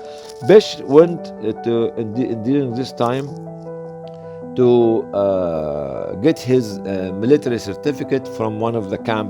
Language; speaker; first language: English; non-native, fluent; Arabic